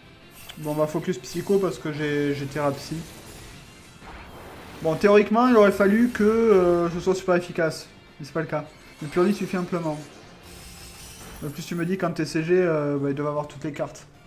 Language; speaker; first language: French; native; French